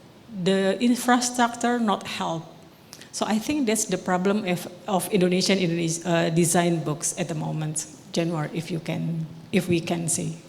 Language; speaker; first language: English; non-native, local second language; Indonesian